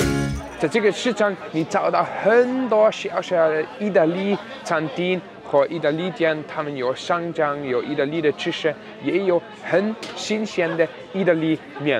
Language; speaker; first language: Chinese; non-native, fluent; German